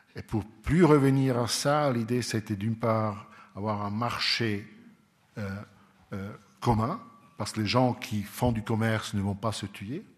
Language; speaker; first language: French; non-native, local second language; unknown